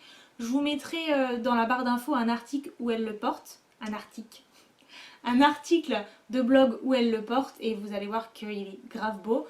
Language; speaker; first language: French; native; French